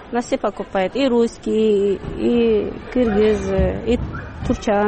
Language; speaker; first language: Russian; non-native, local second language; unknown